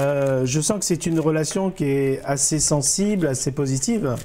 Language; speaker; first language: French; native; French